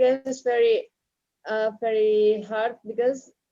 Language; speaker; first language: English; non-native, learner; Indonesian